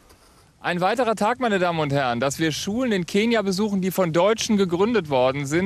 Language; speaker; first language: German; native; German